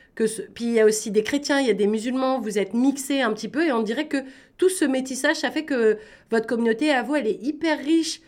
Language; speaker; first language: French; native; French